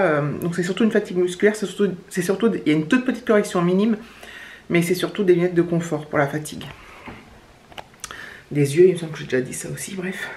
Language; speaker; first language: French; native; French